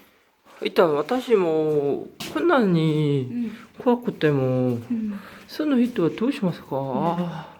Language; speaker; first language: Japanese; non-native, learner; Korean